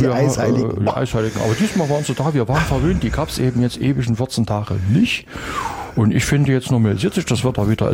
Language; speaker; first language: German; native; German